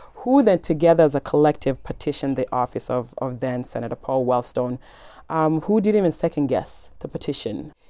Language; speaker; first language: English; early bilingual, other home language; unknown